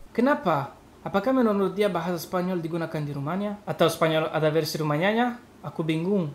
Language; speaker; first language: Indonesian; non-native, learner; Romanian